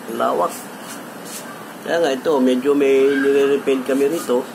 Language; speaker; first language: Filipino; native; Filipino